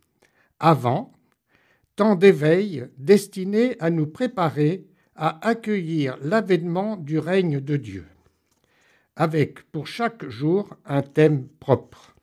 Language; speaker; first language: French; native; French